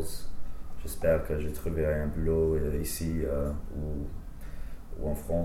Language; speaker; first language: French; non-native, fluent; English